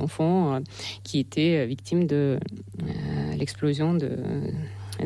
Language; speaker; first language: French; non-native, fluent; Russian